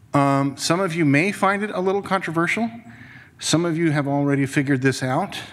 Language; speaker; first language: English; native; English